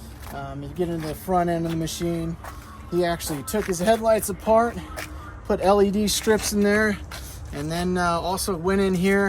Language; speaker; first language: English; native; English